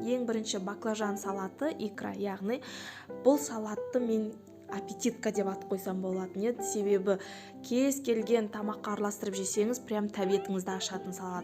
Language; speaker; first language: Kazakh; native; Kazakh